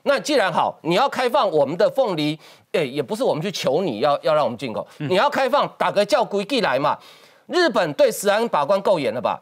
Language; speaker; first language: Chinese; native; Chinese